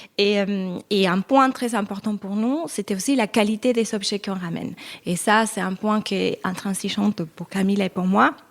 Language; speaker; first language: French; non-native, fluent; Spanish